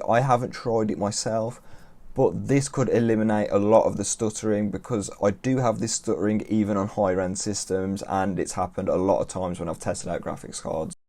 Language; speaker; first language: English; native; English